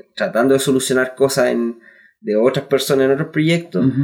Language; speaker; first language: Spanish; native; Spanish